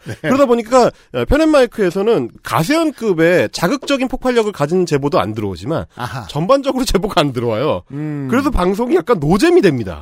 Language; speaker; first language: Korean; native; Korean